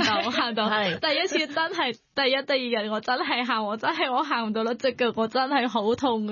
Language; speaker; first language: Cantonese; non-native, learner; Thai